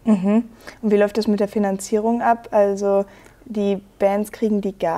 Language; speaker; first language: German; native; German